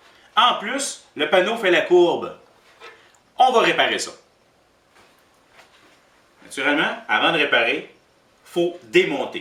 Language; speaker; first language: French; native; French